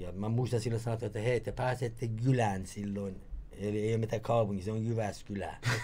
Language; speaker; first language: Finnish; non-native, fluent; Persian